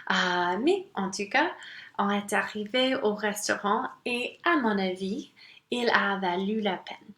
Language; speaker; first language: French; non-native, local second language; English